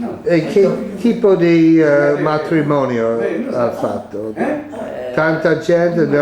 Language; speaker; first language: Italian; early bilingual, heritage; English